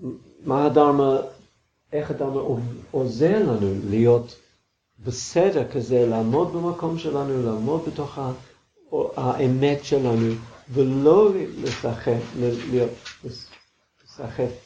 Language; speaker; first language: Hebrew; non-native, fluent; English